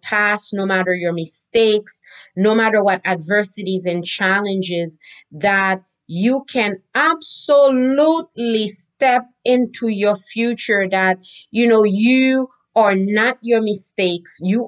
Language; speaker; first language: English; non-native, fluent; Haitian Creole